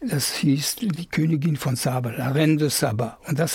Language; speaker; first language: German; non-native, fluent; French